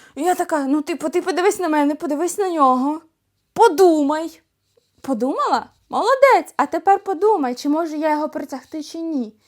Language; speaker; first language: Ukrainian; non-native, local second language; Russian